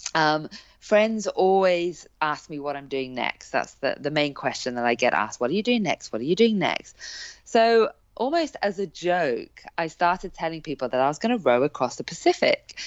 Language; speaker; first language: English; native; English